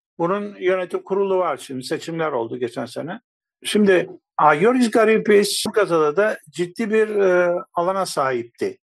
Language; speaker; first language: Turkish; non-native, local second language; Greek